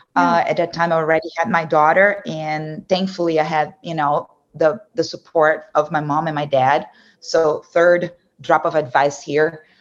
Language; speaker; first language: English; non-native, fluent; Portuguese